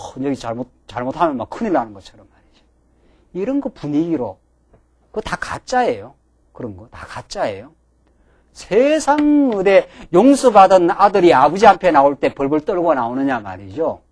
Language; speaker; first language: Korean; native; Korean